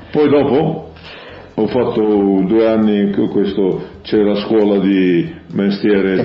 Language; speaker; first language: Italian; early bilingual, heritage; Italian